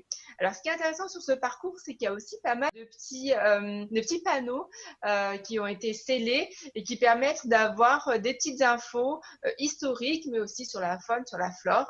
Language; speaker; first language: French; native; French